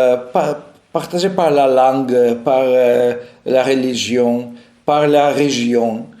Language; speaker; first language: French; non-native, fluent; Russian